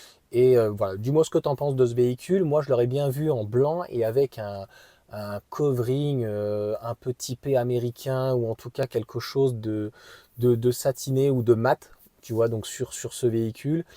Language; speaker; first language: French; native; French